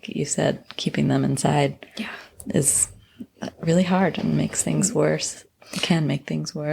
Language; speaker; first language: English; native; English